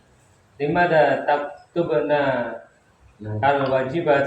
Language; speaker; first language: Arabic; non-native, learner; Indonesian